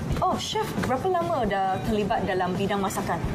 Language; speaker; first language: Malay; native; Malay